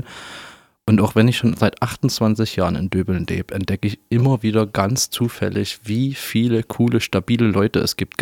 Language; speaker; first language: German; native; German